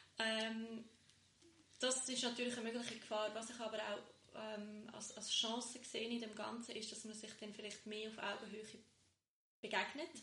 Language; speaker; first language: German; early bilingual, other home language; Bosnian